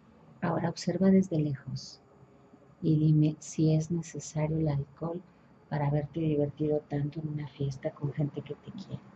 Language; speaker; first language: Spanish; native; Spanish